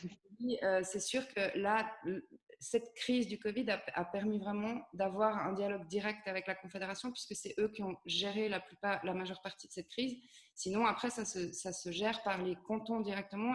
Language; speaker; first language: French; native; French